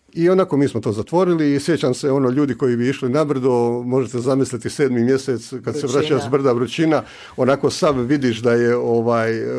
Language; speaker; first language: Croatian; native; Croatian